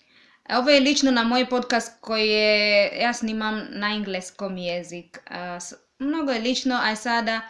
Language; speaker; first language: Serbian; non-native, learner; English